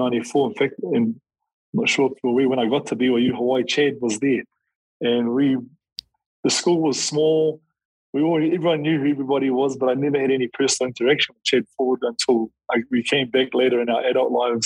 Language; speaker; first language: English; native; English